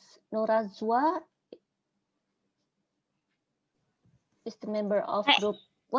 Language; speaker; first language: English; non-native, learner; Indonesian